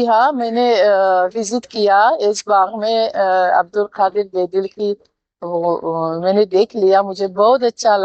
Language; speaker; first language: Hindi; non-native, fluent; Tajik